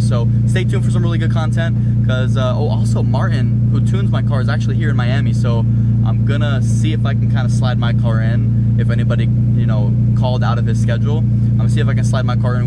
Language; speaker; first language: English; native; English